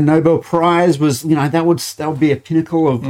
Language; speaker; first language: English; native; English